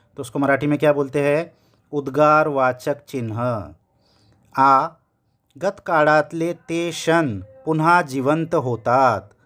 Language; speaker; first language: Hindi; native; Hindi